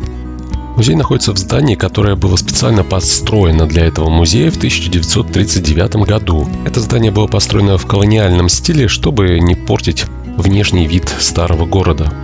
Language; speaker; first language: Russian; native; Russian